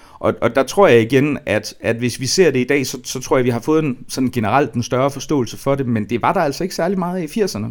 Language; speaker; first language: Danish; native; Danish